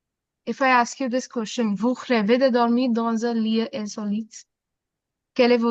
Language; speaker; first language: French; non-native, fluent; Hindi